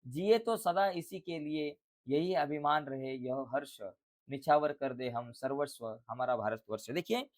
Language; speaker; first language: Hindi; non-native, local second language; Marathi